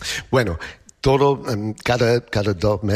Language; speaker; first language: Spanish; non-native, learner; English